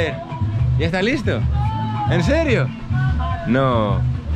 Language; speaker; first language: Spanish; non-native, learner; Greek